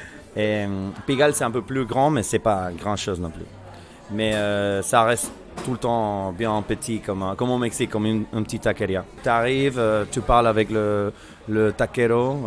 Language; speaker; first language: French; non-native, fluent; Spanish